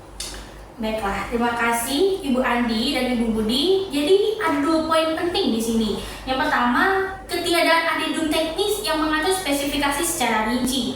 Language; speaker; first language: Indonesian; native; Indonesian